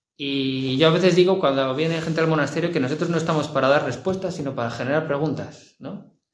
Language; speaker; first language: Spanish; native; Spanish